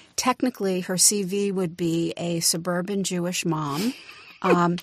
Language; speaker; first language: English; native; English